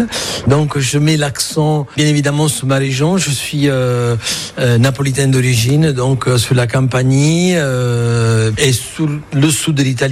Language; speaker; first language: French; non-native, fluent; Italian